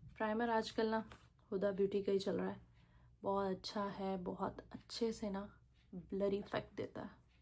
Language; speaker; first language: Urdu; native; Urdu